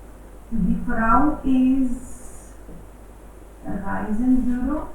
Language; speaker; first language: German; non-native, learner; Hindi